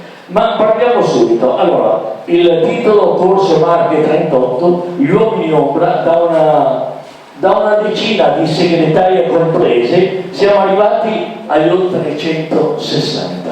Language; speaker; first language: Italian; native; Italian